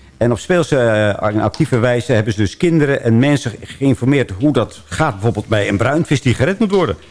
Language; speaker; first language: Dutch; native; Dutch